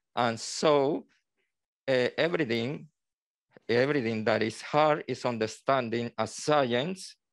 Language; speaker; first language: English; non-native, learner; Spanish